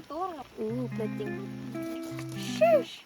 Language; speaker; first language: English; non-native, local second language; Malay